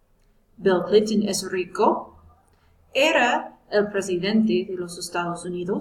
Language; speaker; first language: Spanish; non-native, fluent; English